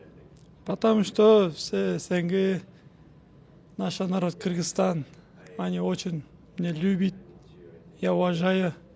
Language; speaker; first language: Russian; non-native, local second language; Kyrgyz